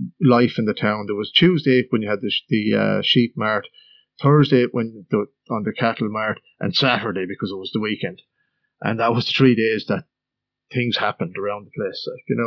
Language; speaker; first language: English; native; English